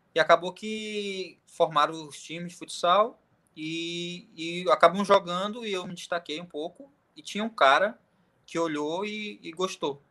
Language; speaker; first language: Portuguese; native; Portuguese